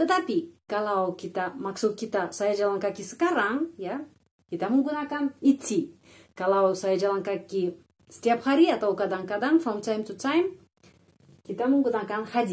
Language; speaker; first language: Indonesian; non-native, fluent; Russian